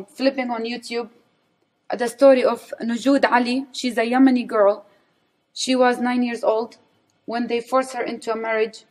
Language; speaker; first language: English; non-native, fluent; Arabic